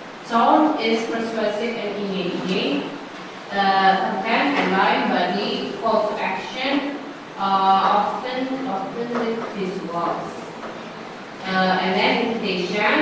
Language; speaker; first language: English; non-native, learner; Indonesian